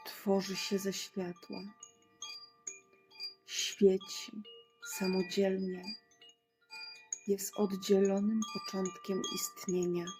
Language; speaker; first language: Polish; native; Polish